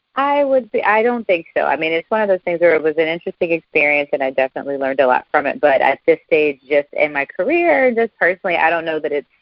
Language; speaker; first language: English; native; English